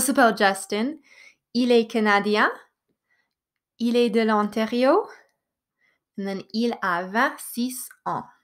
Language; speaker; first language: French; non-native, fluent; English